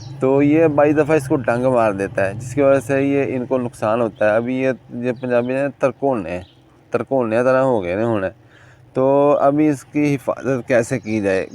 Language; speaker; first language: Urdu; non-native, local second language; Punjabi